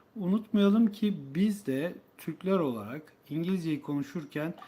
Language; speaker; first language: Turkish; native; Turkish